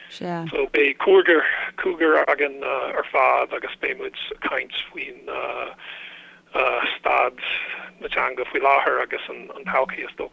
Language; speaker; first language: Irish; non-native, fluent; English